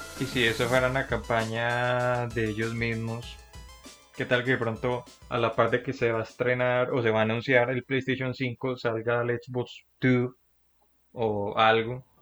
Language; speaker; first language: Spanish; native; Spanish